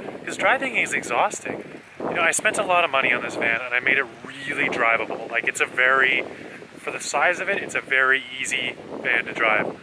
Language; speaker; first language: English; native; English